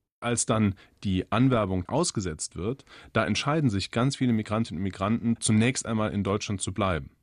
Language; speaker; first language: German; native; German